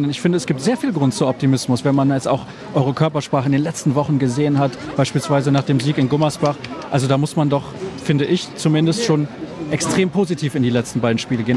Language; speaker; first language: German; native; German